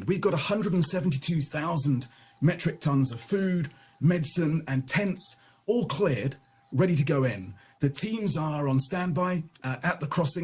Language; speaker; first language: English; native; English